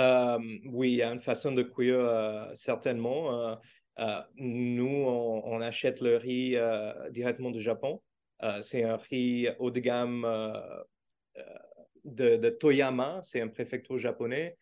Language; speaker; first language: French; non-native, learner; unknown